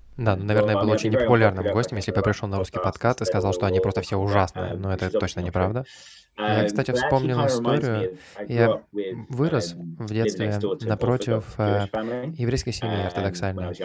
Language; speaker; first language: Russian; non-native, fluent; English